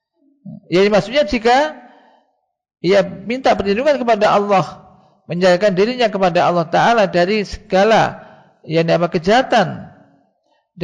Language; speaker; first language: Indonesian; native; Indonesian